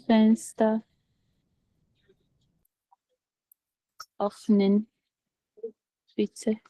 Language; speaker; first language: German; non-native, learner; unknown